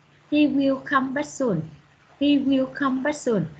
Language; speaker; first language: English; non-native, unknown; Vietnamese